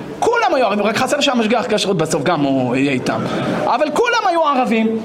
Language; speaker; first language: Hebrew; native; Hebrew